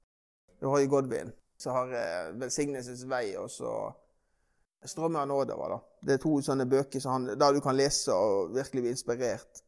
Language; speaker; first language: Norwegian; native; Norwegian